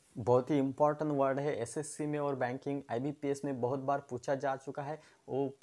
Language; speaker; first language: Hindi; non-native, local second language; Marathi